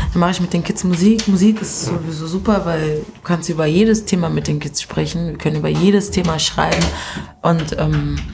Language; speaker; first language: German; early bilingual, other home language; Swahili